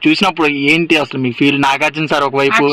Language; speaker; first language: Telugu; native; Telugu